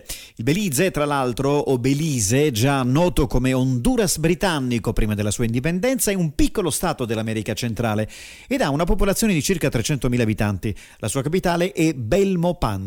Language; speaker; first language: Italian; native; Italian